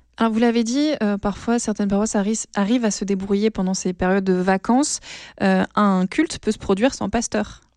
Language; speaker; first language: French; native; French